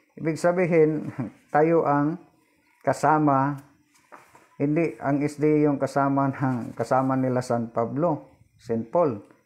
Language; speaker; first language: Filipino; non-native, local second language; Cebuano